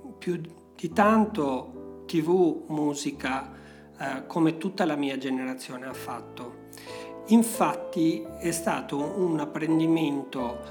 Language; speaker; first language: Italian; non-native, fluent; Albanian